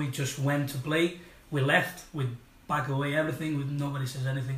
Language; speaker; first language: English; non-native, fluent; Spanish